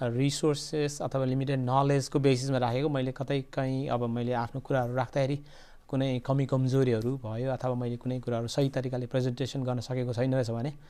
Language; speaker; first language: Nepali; non-native, local second language; Eastern Tamang